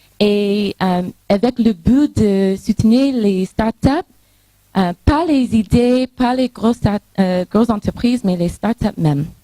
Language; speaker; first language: French; non-native, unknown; English